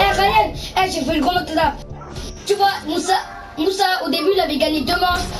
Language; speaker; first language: French; native; French